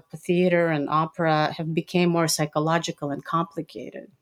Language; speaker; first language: English; non-native, fluent; Russian